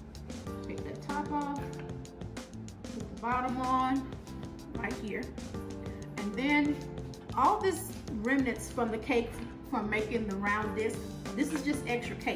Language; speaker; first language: English; native; English